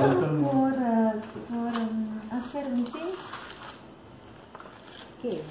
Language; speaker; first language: Spanish; non-native, learner; Russian